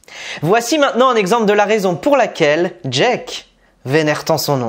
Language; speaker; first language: French; native; French